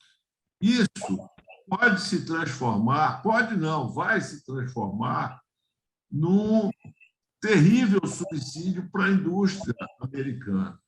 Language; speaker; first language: Portuguese; native; Portuguese